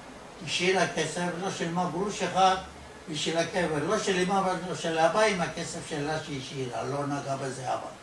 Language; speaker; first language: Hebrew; non-native, fluent; Ladino